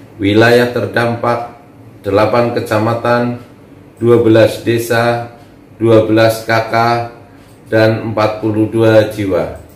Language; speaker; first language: Indonesian; native; Indonesian